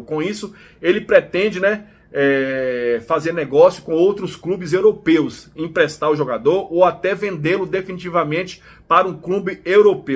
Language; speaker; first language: Portuguese; native; Portuguese